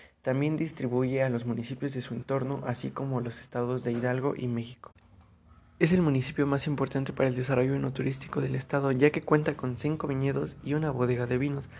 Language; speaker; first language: Spanish; native; Spanish